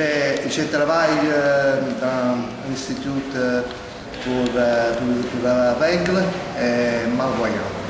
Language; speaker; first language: French; non-native, learner; Italian